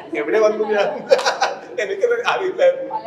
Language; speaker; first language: Malayalam; non-native, learner; Kannada